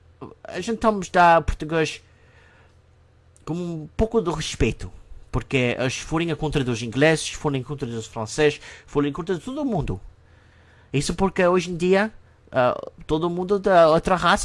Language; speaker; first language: Portuguese; non-native, learner; English